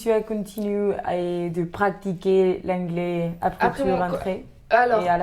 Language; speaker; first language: French; non-native, learner; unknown